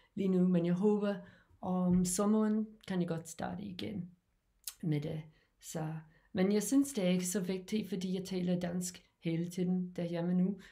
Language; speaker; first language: Danish; non-native, learner; English